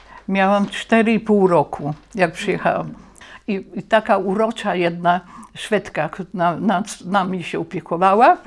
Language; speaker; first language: Polish; early bilingual, heritage; Polish